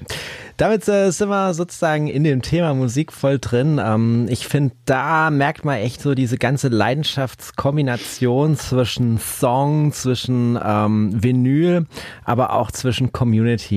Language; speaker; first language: German; native; German